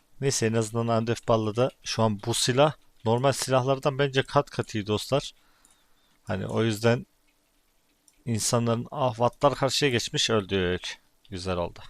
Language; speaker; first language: Turkish; native; Turkish